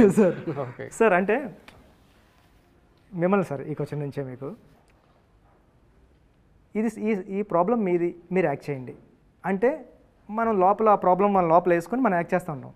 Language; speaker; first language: Telugu; native; Telugu